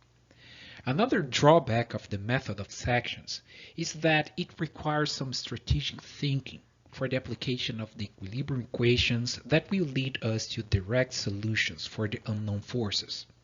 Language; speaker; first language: English; non-native, fluent; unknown